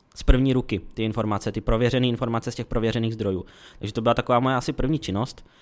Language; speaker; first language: Czech; early bilingual, other home language; Ukrainian